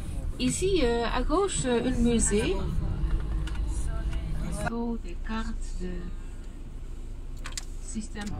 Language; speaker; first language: French; non-native, fluent; Dutch